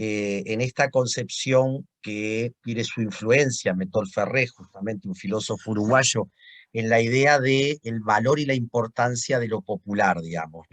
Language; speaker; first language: Spanish; native; Spanish